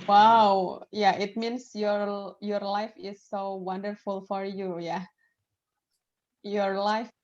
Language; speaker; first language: English; non-native, fluent; Indonesian